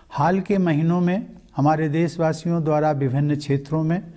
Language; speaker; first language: Hindi; native; Hindi